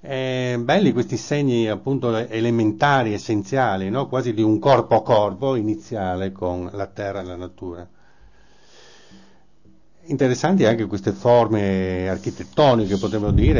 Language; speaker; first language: Italian; native; Italian